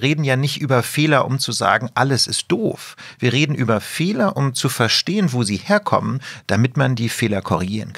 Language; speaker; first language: German; native; German